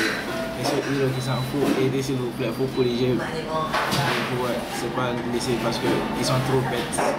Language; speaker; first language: French; non-native, learner; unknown